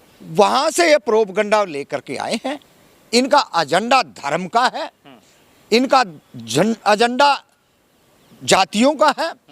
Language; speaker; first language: Hindi; native; Hindi